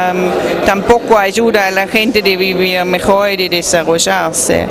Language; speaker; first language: Spanish; non-native, fluent; German